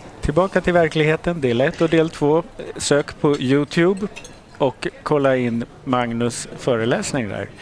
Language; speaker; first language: Swedish; native; Swedish